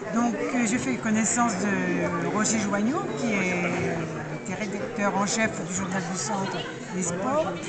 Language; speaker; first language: French; native; French